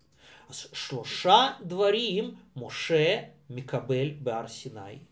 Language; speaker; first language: Hebrew; non-native, fluent; Russian